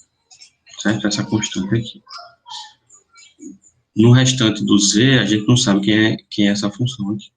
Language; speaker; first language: Portuguese; native; Portuguese